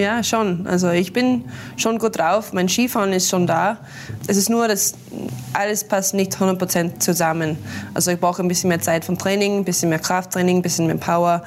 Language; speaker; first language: German; non-native, learner; English